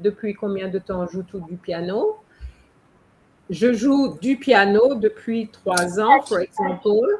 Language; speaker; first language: French; non-native, fluent; English